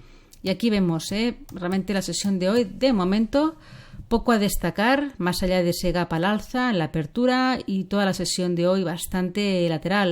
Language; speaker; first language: Spanish; native; Spanish